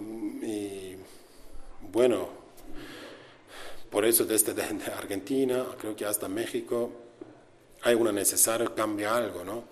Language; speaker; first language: Spanish; non-native, learner; Kurdish